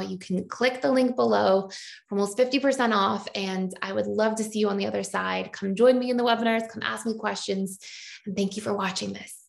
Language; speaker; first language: English; native; English